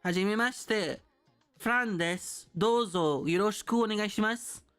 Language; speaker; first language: Japanese; non-native, learner; English